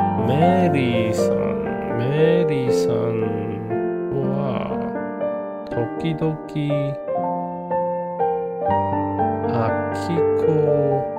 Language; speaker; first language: Japanese; non-native, learner; English